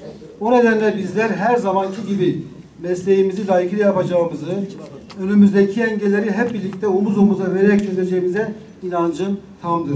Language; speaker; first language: Turkish; native; Turkish